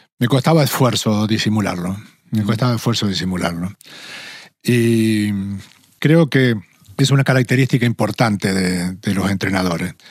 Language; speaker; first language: Spanish; native; Spanish